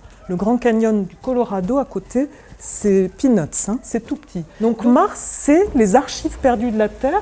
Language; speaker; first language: French; native; French